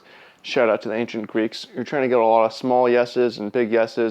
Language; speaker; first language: English; native; English